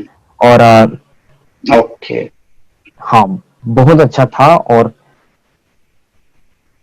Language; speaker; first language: Hindi; non-native, fluent; Korean